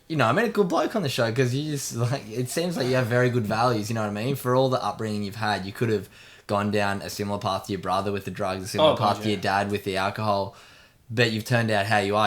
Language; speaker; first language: English; native; English